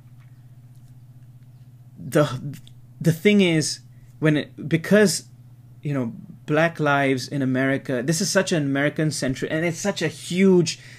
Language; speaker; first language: English; native; English